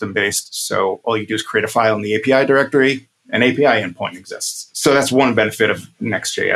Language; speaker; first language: English; native; English